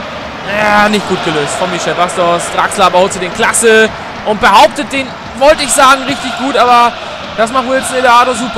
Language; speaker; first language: German; native; German